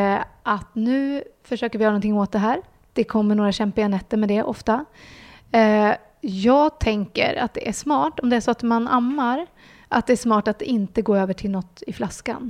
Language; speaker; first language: Swedish; native; Swedish